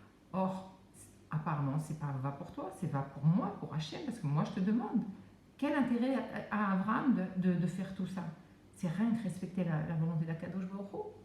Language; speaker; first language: French; native; French